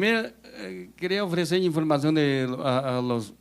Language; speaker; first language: Spanish; non-native, fluent; Chinese